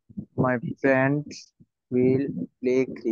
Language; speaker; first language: English; non-native, learner; Bangla